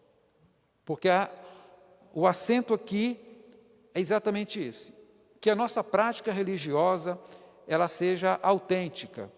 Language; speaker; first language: Portuguese; native; Portuguese